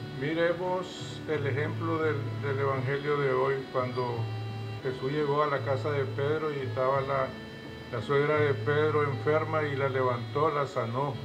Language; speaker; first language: Spanish; native; Spanish